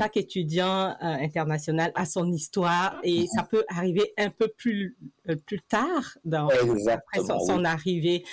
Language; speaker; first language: French; native; French